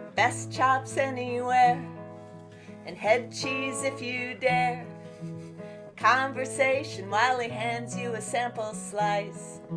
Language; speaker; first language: English; native; English